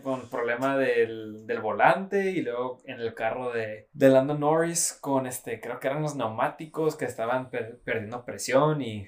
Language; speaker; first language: Spanish; native; Spanish